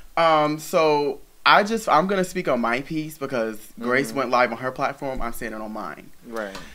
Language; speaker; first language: English; native; English